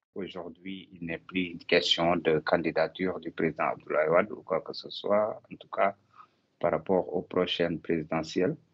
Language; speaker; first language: French; non-native, local second language; Wolof